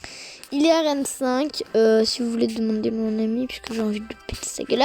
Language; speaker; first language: French; native; French